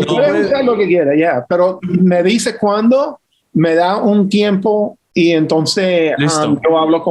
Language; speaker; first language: Spanish; early bilingual, heritage; English